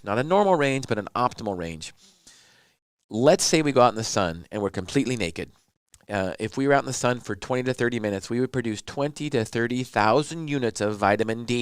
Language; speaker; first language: English; native; English